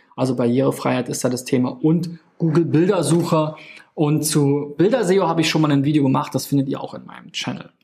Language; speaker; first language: German; native; German